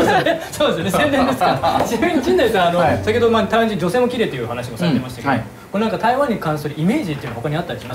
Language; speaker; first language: Japanese; native; Japanese